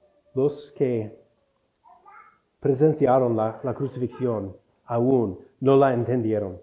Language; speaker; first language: Spanish; non-native, fluent; English